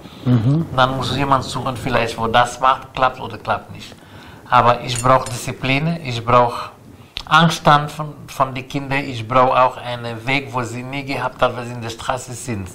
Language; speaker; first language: German; non-native, learner; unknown